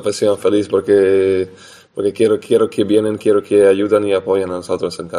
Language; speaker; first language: Spanish; non-native, fluent; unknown